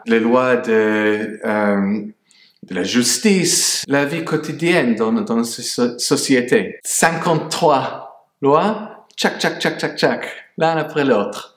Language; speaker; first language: French; non-native, fluent; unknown